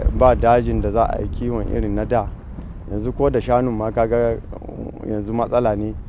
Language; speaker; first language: Hausa; non-native, local second language; Fula